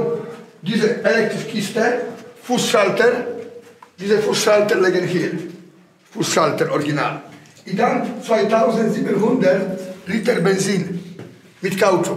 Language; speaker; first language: German; non-native, learner; Polish